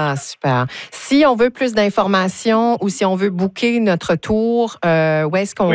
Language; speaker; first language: French; native; French